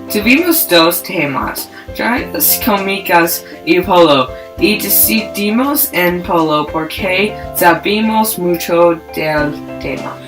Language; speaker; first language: Spanish; non-native, learner; English